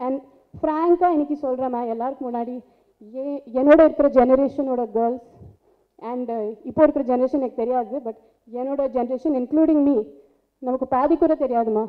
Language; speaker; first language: Tamil; non-native, local second language; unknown